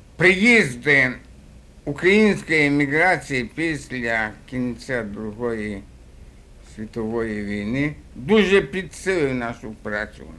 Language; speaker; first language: Ukrainian; native; Ukrainian